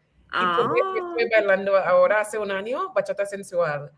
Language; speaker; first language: Spanish; non-native, fluent; English